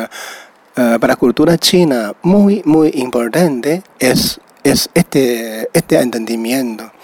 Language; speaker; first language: Spanish; non-native, learner; Chinese